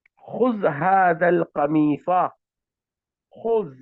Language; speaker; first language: Arabic; non-native, fluent; Hindi